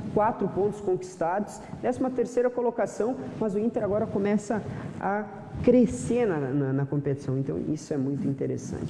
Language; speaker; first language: Portuguese; native; Portuguese